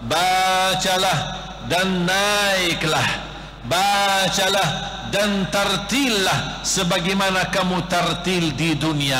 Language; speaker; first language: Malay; non-native, fluent; Arabic